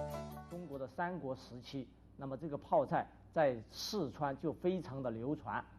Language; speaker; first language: Chinese; native; Chinese